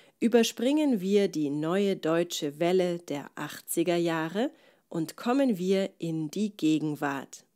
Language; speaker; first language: German; native; German